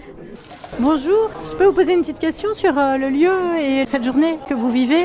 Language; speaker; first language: French; native; French